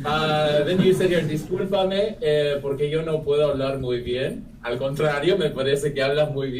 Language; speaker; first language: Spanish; non-native, fluent; English